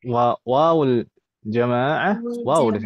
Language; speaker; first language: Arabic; non-native, fluent; Indonesian